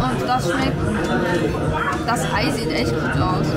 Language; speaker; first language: German; native; German